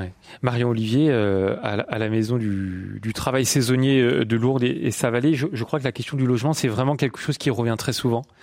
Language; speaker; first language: French; native; French